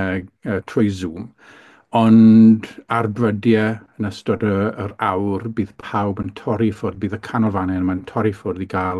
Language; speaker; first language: Welsh; native; Welsh